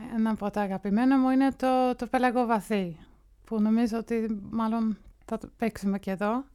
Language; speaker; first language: Greek; non-native, fluent; Swedish